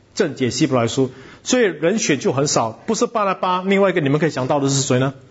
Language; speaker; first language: Chinese; non-native, local second language; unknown